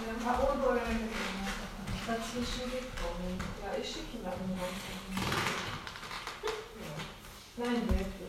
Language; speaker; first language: German; non-native, fluent; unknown